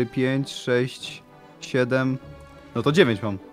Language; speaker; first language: Polish; native; Polish